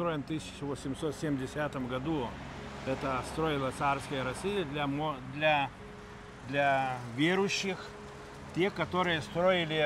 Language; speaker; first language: Russian; non-native, local second language; Lithuanian